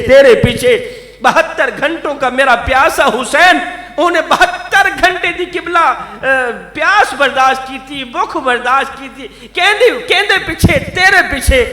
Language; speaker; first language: Urdu; non-native, local second language; Saraiki